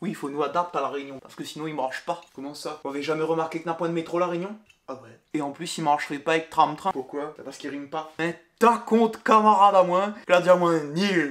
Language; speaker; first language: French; non-native, local second language; Réunion Creole French